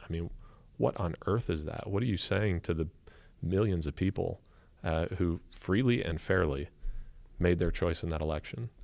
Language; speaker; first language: English; native; English